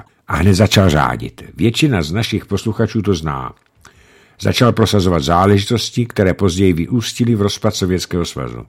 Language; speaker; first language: Czech; native; Czech